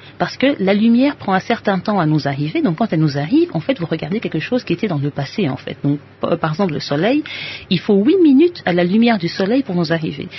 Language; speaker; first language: French; native; French